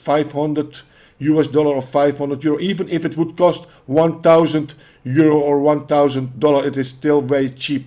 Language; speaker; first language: English; non-native, fluent; Dutch